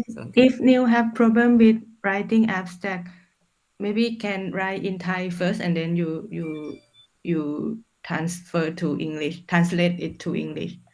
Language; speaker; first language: English; non-native, fluent; Thai